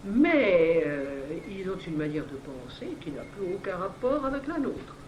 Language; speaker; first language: French; native; French